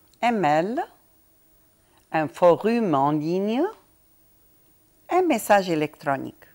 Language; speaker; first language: French; non-native, fluent; Arabic